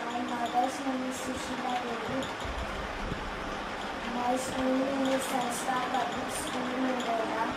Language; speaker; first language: English; non-native, learner; Hindi